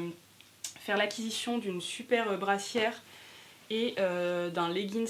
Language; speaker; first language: French; native; French